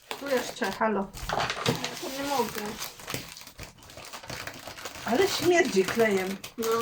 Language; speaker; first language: Polish; native; Polish